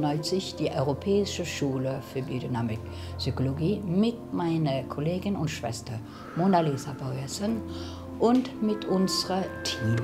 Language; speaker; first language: German; non-native, fluent; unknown